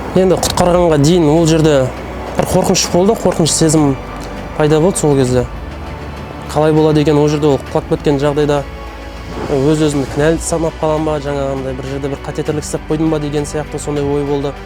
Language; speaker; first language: Kazakh; native; Kazakh